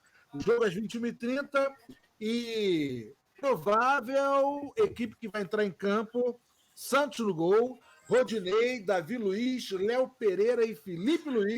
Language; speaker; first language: Portuguese; native; Portuguese